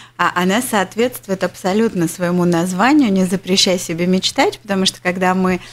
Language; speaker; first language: Russian; native; Russian